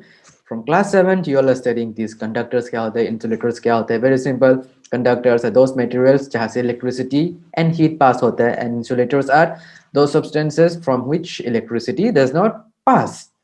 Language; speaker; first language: English; non-native, local second language; Hindi